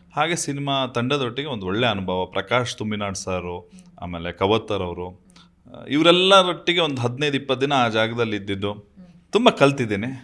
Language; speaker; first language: Kannada; native; Kannada